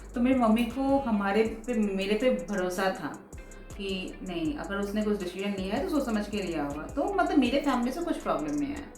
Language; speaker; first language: Hindi; non-native, local second language; Bangla